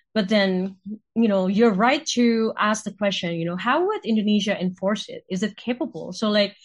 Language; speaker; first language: English; non-native, fluent; Indonesian